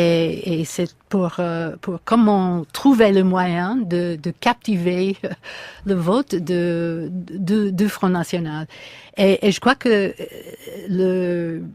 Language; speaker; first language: French; non-native, fluent; English